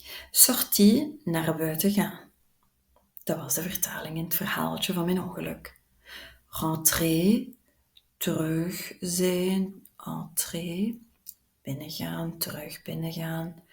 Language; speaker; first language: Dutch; non-native, local second language; French